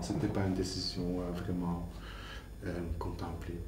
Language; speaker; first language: French; non-native, fluent; Dutch